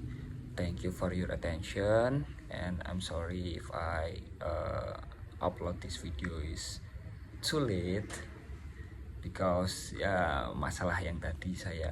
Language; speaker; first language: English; non-native, learner; Indonesian